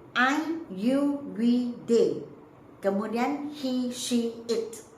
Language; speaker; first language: English; non-native, fluent; Malay